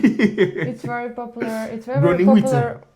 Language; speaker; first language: English; non-native, learner; Ukrainian